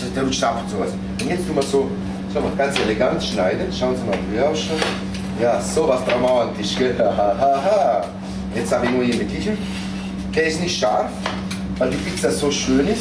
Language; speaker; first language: German; non-native, fluent; Italian